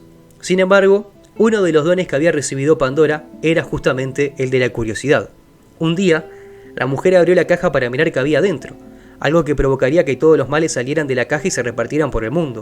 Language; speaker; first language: Spanish; native; Spanish